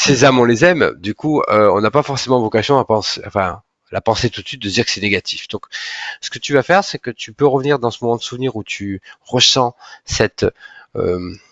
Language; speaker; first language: French; native; French